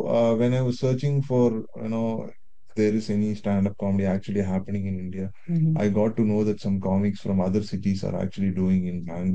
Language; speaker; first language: English; non-native, local second language; Tamil